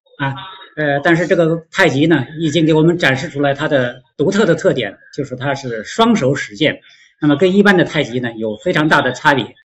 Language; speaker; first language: Chinese; native; Chinese